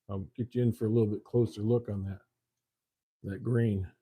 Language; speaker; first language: English; native; English